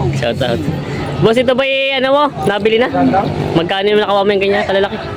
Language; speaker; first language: Filipino; native; Filipino